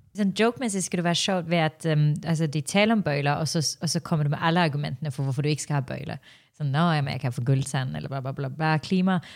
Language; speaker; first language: Danish; native; Danish